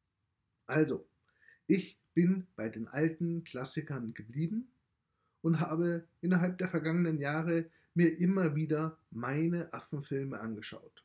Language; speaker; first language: German; native; German